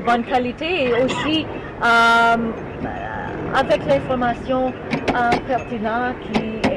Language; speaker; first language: French; non-native, learner; English